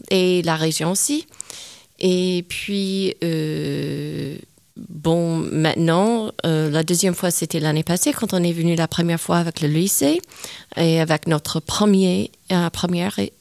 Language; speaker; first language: French; non-native, fluent; English